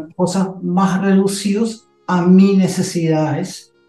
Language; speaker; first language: Spanish; non-native, fluent; German